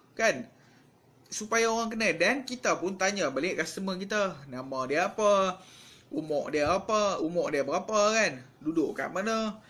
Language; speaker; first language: Malay; native; Malay